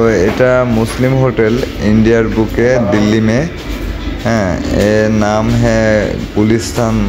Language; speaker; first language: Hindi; non-native, learner; Bangla